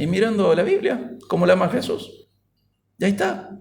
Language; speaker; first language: Spanish; native; Spanish